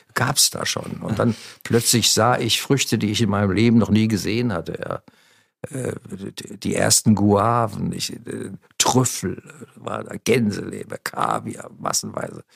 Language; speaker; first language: German; native; German